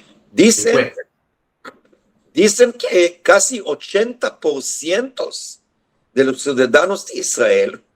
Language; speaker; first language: Spanish; non-native, fluent; Hebrew